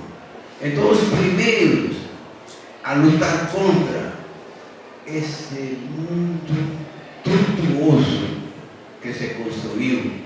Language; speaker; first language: Portuguese; native; Portuguese